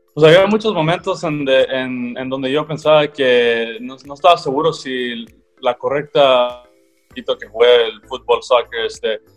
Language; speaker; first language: Spanish; early bilingual, heritage; Spanish